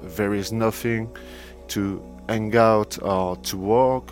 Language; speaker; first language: English; non-native, fluent; French